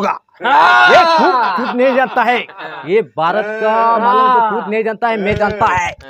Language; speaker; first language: Hindi; non-native, local second language; Bangla